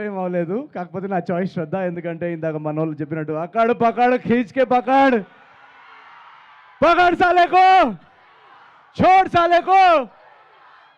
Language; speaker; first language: Telugu; native; Telugu